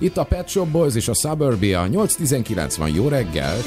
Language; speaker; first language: Hungarian; native; Hungarian